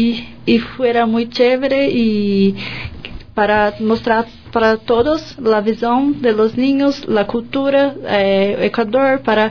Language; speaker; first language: Spanish; non-native, learner; Portuguese